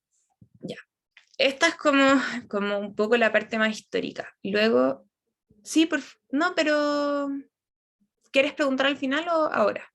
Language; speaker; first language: Spanish; native; Spanish